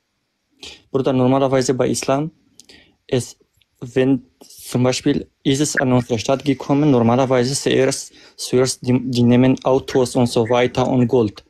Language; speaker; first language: German; non-native, learner; Kurdish